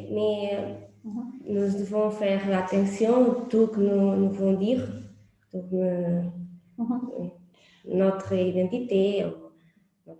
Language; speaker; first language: French; non-native, learner; Portuguese